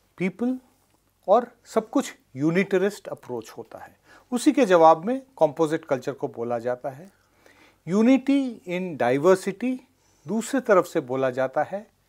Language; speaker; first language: Hindi; non-native, local second language; Bangla